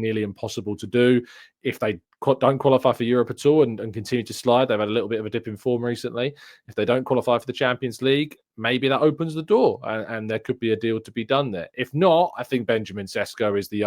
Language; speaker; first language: English; native; English